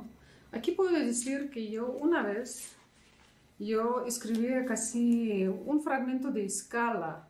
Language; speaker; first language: Spanish; non-native, fluent; Russian